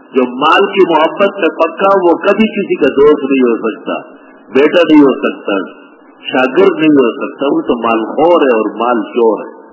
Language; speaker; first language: Urdu; non-native, local second language; Pashto